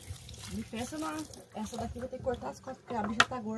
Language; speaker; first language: Portuguese; native; Portuguese